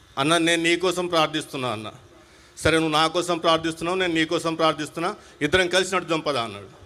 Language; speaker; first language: Telugu; non-native, local second language; Hindi